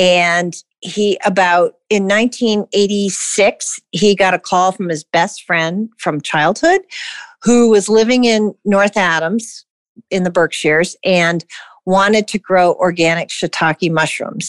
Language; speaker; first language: English; native; English